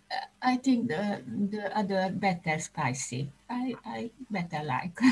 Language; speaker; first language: English; non-native, learner; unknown